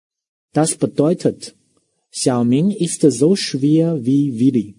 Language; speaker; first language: German; non-native, fluent; Chinese